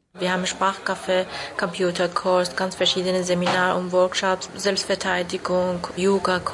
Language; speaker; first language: German; non-native, fluent; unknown